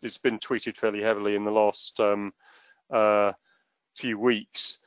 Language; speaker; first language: English; native; English